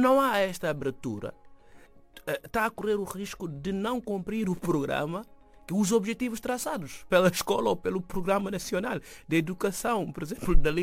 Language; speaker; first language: Portuguese; non-native, fluent; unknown